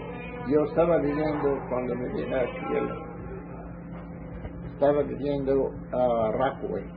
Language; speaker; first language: Spanish; early bilingual, heritage; Ladino